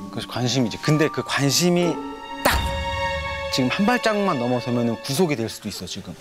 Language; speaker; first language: Korean; native; Korean